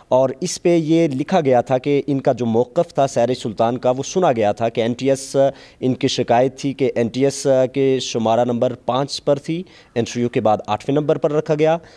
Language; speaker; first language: Urdu; non-native, local second language; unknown